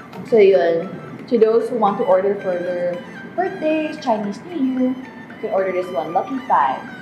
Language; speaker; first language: English; non-native, local second language; Filipino